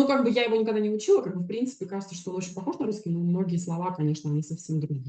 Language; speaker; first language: Russian; native; Russian